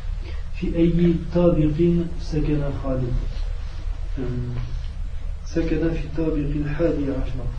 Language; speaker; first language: Arabic; non-native, learner; French